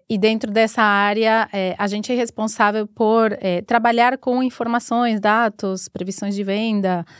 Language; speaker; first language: Portuguese; non-native, fluent; Spanish